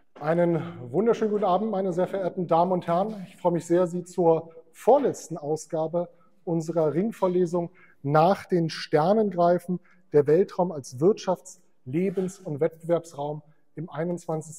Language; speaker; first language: German; native; German